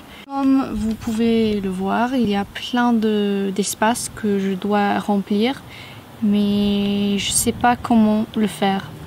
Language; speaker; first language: French; non-native, fluent; English